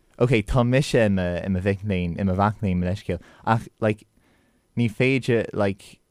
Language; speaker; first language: Irish; non-native, local second language; English